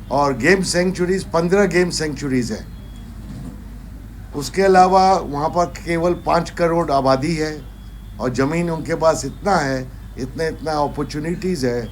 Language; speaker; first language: Hindi; non-native, local second language; Gujarati